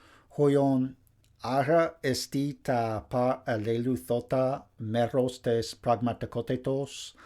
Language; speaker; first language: Greek; non-native, fluent; English